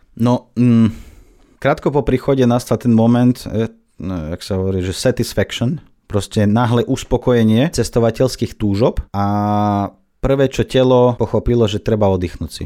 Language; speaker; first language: Slovak; non-native, fluent; Russian